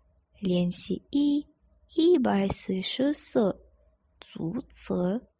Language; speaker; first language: Chinese; non-native, fluent; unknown